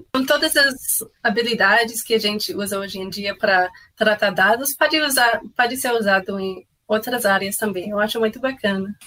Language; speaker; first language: Portuguese; non-native, fluent; English